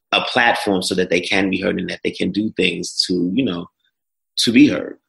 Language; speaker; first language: English; native; English